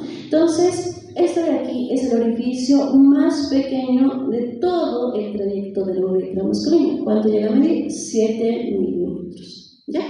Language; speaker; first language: Spanish; native; Spanish